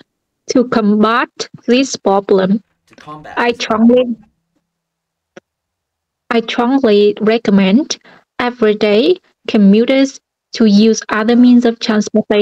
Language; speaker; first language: English; non-native, fluent; Vietnamese